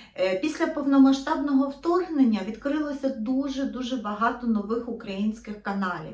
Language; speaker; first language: Ukrainian; native; Ukrainian